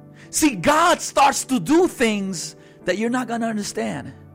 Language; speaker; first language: English; early bilingual, other home language; Spanish